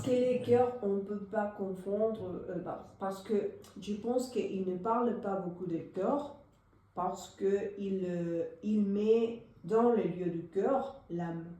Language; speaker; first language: French; non-native, fluent; Spanish